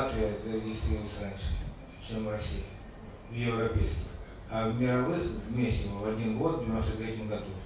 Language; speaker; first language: Russian; native; Russian